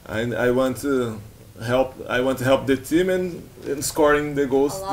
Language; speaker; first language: English; non-native, learner; Portuguese